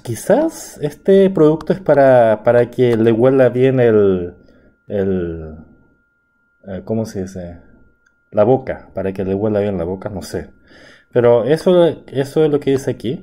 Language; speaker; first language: Spanish; non-native, fluent; Korean